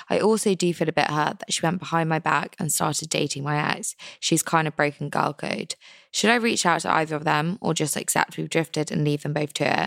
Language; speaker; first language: English; native; English